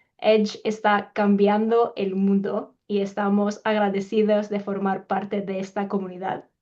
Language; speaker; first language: Spanish; non-native, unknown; Greek